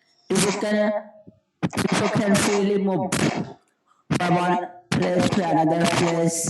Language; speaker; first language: English; non-native, learner; Bangla